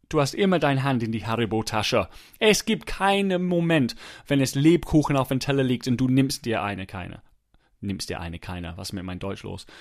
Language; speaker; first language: German; non-native, fluent; English